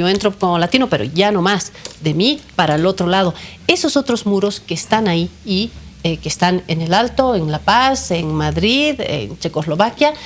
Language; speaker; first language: Spanish; native; Spanish